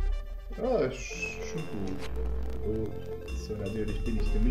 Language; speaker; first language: German; native; German